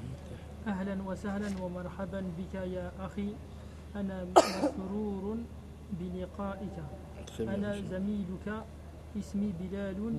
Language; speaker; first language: Arabic; non-native, learner; French